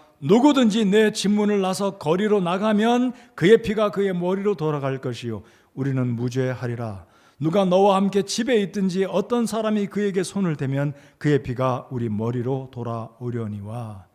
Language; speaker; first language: Korean; native; Korean